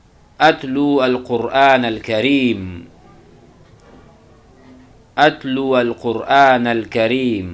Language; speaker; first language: Arabic; non-native, fluent; Urdu